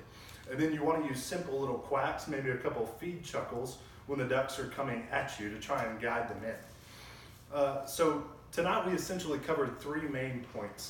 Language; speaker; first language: English; native; English